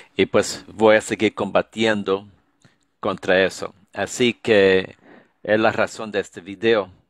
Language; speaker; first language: Spanish; early bilingual, heritage; Spanish